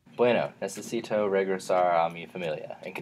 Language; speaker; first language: Spanish; non-native, learner; English